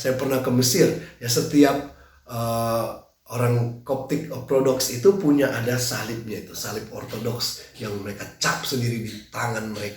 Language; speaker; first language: Indonesian; native; Indonesian